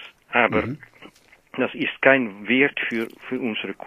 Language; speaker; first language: German; non-native, learner; Dutch